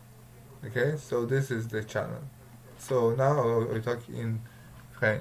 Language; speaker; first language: English; non-native, learner; Russian